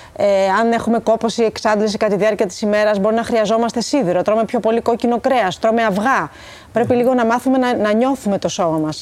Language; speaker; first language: Greek; native; Greek